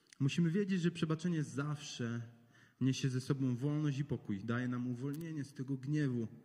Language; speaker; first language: Polish; native; Polish